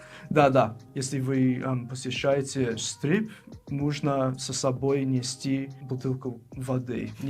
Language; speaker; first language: Russian; non-native, fluent; English